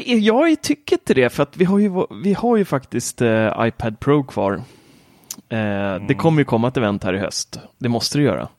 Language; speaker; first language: Swedish; native; Swedish